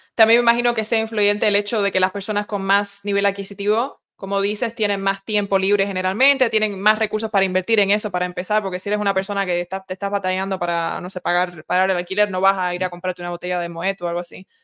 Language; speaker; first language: Spanish; early bilingual, heritage; Spanish